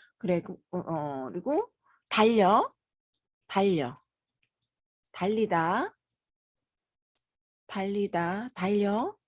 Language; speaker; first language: Korean; native; Korean